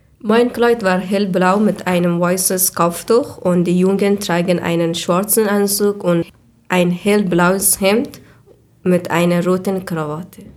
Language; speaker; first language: German; non-native, learner; Persian